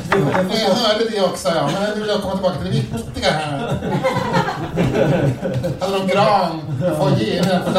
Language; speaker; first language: Swedish; native; Swedish